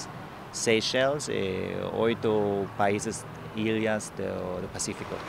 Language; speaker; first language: Portuguese; non-native, learner; German